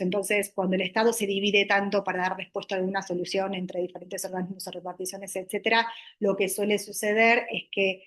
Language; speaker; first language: Spanish; native; Spanish